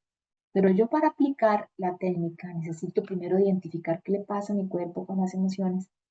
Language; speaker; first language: Spanish; native; Spanish